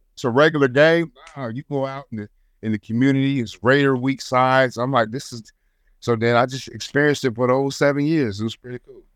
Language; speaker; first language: English; native; English